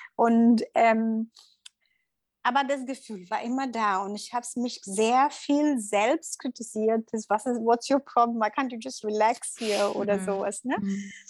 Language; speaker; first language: German; non-native, learner; Tamil